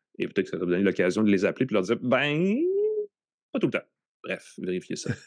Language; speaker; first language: French; native; French